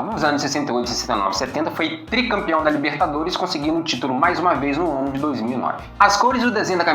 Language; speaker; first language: Portuguese; native; Portuguese